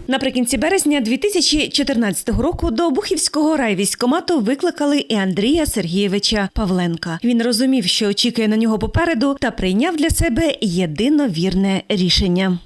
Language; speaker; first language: Ukrainian; native; Ukrainian